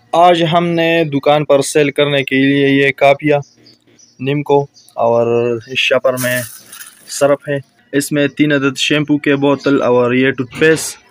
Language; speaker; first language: Urdu; non-native, local second language; Pashto